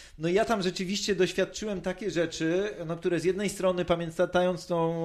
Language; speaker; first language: Polish; native; Polish